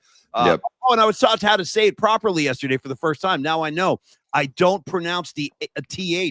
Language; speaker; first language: English; native; English